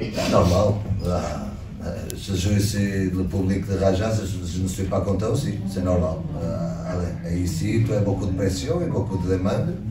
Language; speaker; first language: French; non-native, learner; Portuguese